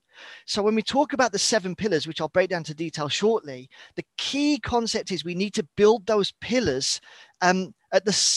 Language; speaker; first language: English; native; English